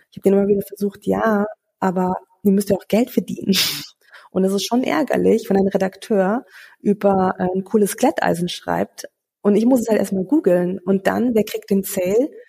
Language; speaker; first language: German; early bilingual, other home language; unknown